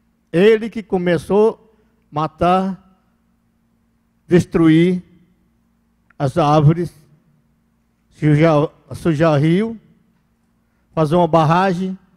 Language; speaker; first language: Portuguese; non-native, local second language; Yanomámi